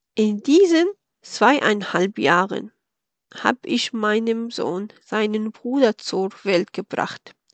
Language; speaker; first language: German; non-native, fluent; Arabic